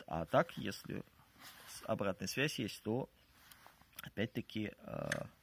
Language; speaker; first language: Russian; native; Russian